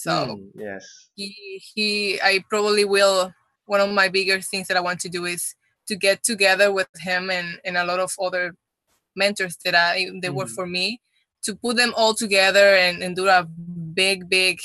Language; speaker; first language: English; non-native, fluent; Spanish